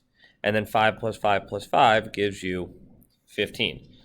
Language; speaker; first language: English; native; English